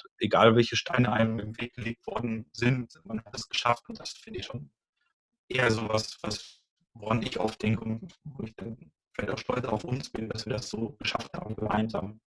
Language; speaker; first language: German; native; German